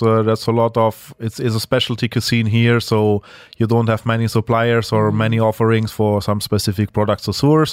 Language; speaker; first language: English; non-native, fluent; German